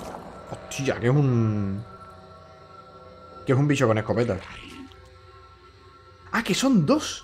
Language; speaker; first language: Spanish; native; Spanish